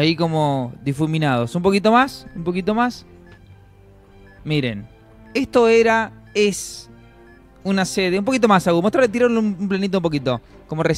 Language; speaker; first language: Spanish; native; Spanish